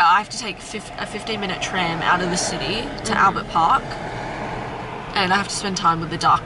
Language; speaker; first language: English; native; English